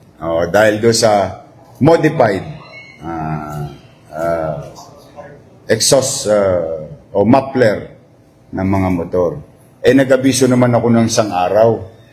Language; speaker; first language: Filipino; native; Filipino